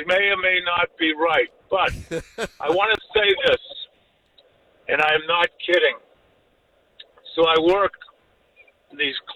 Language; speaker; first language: English; native; English